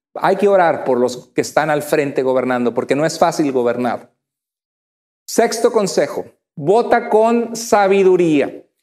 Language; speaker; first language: Spanish; native; Spanish